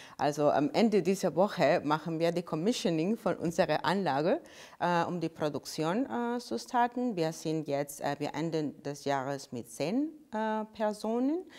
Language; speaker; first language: German; non-native, fluent; Spanish